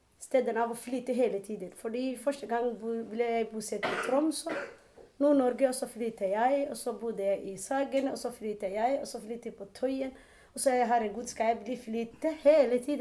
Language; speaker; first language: Norwegian; non-native, learner; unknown